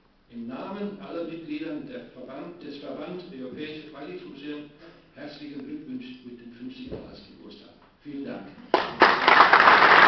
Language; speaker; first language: German; non-native, learner; Danish